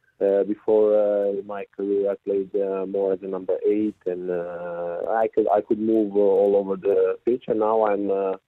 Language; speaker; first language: English; non-native, fluent; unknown